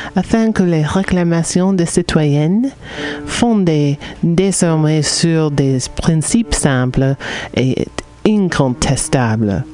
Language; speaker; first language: French; non-native, fluent; English